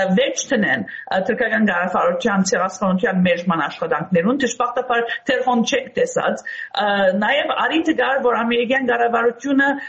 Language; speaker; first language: Armenian; early bilingual, heritage; Armenian